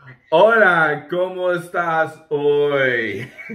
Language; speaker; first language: Spanish; non-native, learner; English